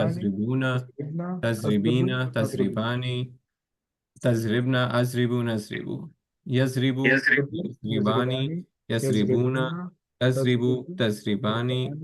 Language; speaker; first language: Arabic; non-native, learner; Urdu